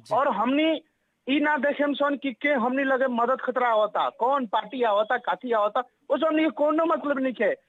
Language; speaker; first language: Bhojpuri; native; Bhojpuri